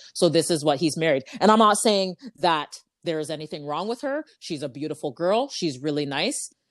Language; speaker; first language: English; native; English